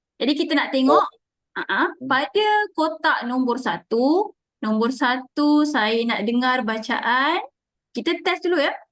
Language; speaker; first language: Malay; native; Malay